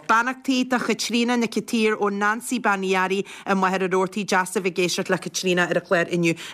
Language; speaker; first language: Irish; native; Irish